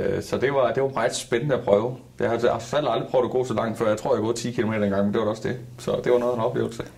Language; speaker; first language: Danish; native; Danish